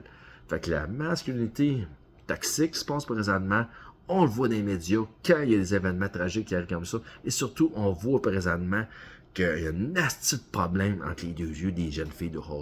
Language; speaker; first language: French; native; French